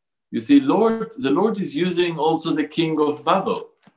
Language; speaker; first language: English; non-native, fluent; Hebrew